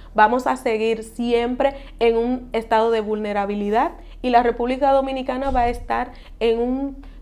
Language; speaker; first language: Spanish; native; Spanish